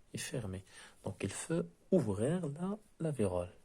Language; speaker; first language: French; non-native, local second language; Arabic